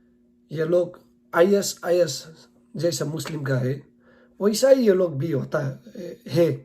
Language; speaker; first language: Hindi; non-native, learner; Nepali